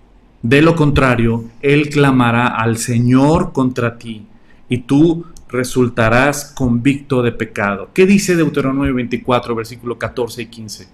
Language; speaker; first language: Spanish; native; Spanish